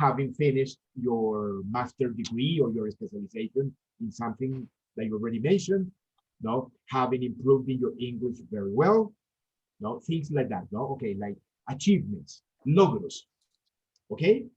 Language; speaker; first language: English; non-native, fluent; Spanish